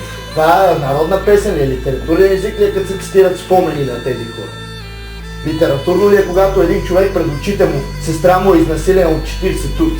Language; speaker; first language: Bulgarian; native; Bulgarian